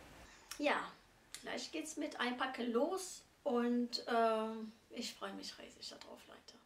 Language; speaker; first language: German; non-native, fluent; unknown